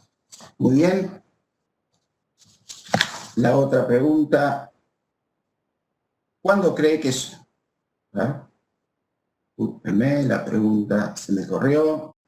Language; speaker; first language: Spanish; native; Spanish